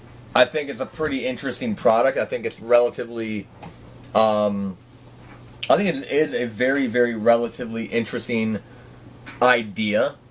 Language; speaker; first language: English; native; English